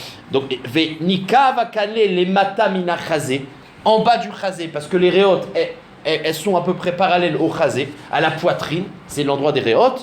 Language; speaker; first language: French; native; French